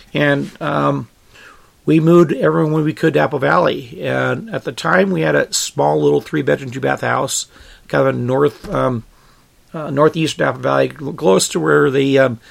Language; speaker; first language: English; native; English